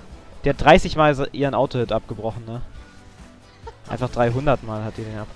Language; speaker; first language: German; native; German